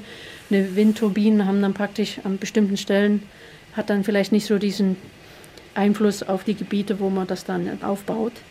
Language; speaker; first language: German; native; German